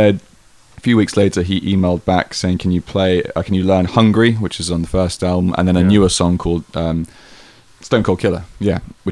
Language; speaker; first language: English; native; English